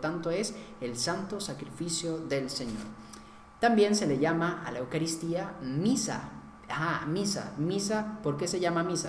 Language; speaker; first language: Spanish; native; Spanish